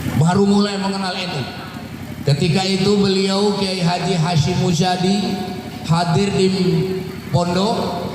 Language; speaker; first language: Indonesian; non-native, local second language; Buginese